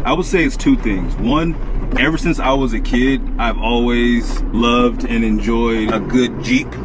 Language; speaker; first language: English; native; English